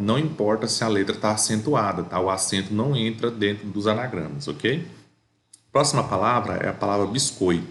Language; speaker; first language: Portuguese; native; Portuguese